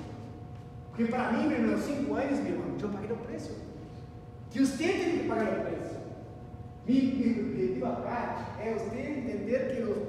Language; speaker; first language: Spanish; non-native, learner; Portuguese